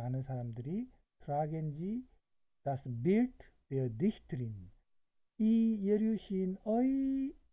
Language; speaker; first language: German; non-native, fluent; Korean